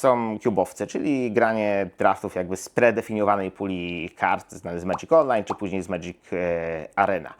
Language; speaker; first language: Polish; native; Polish